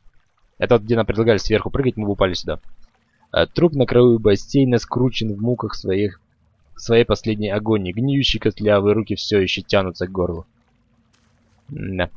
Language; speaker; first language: Russian; native; Russian